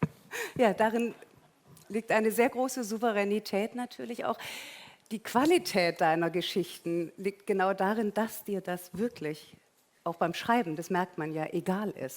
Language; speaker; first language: German; native; German